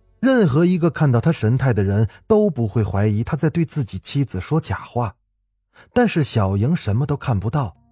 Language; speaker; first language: Chinese; native; Chinese